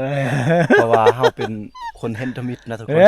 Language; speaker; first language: Thai; non-native, local second language; Lao